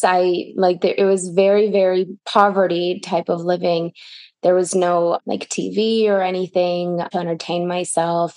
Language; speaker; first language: English; early bilingual, other home language; Russian